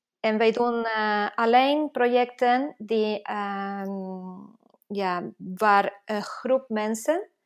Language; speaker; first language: Dutch; non-native, fluent; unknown